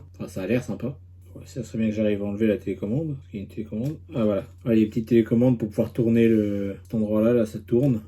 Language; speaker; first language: French; native; French